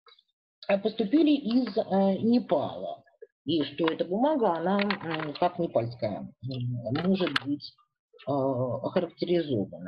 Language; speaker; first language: Russian; native; Russian